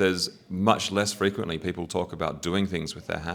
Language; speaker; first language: English; native; English